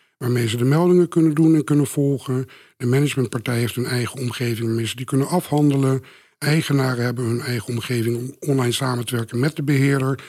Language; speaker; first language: Dutch; native; Dutch